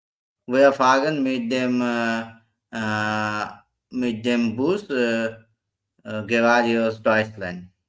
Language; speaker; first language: German; non-native, learner; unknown